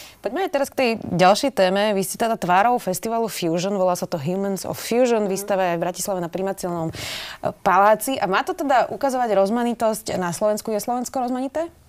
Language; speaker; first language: Slovak; native; Slovak